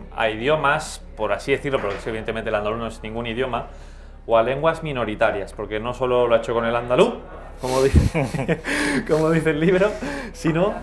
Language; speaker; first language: Spanish; native; Spanish